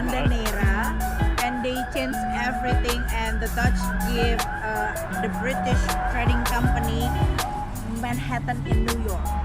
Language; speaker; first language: English; non-native, learner; Indonesian